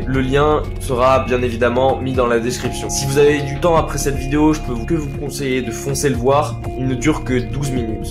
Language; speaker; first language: French; native; French